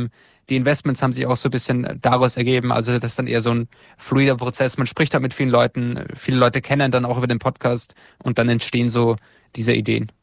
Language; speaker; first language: German; native; German